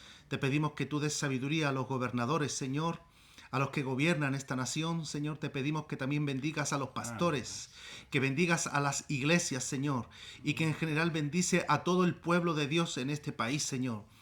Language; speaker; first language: Spanish; native; Spanish